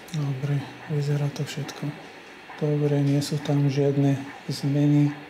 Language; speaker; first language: Slovak; non-native, fluent; Arabic